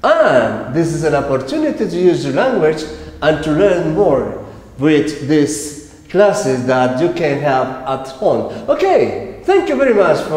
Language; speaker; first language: English; non-native, fluent; Spanish